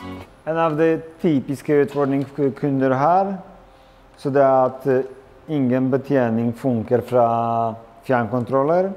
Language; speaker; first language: Norwegian; non-native, fluent; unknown